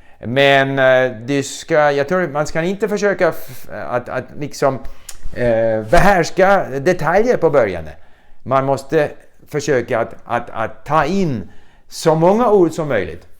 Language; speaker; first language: Swedish; non-native, fluent; English